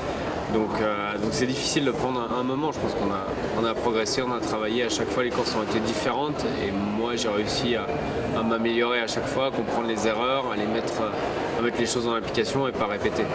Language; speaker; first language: French; native; French